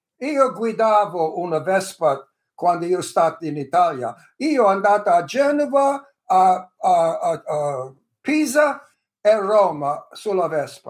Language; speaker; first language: Italian; early bilingual, heritage; English